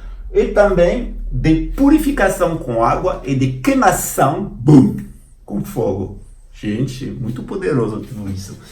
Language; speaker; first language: Portuguese; non-native, fluent; French